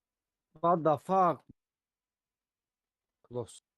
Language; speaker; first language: English; non-native, learner; Turkish